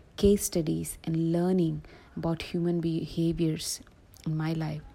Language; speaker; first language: English; non-native, local second language; Telugu